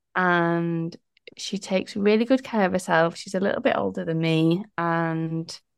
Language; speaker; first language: English; native; English